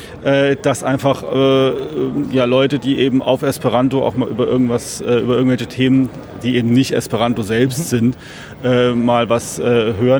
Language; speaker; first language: German; native; German